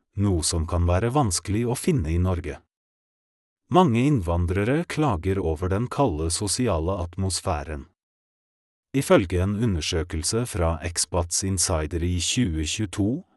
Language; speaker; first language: Norwegian; non-native, learner; Polish